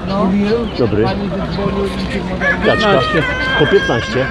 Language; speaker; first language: Polish; native; Polish